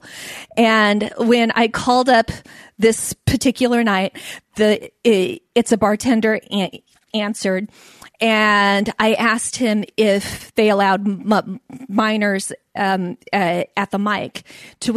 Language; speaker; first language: English; native; English